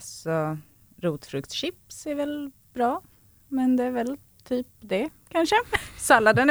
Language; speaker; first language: Swedish; native; Swedish